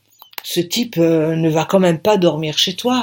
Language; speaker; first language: French; native; French